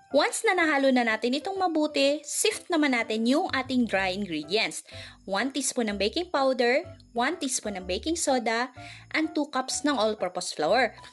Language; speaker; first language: Filipino; non-native, local second language; Cebuano